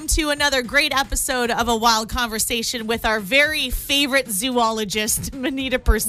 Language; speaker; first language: English; native; English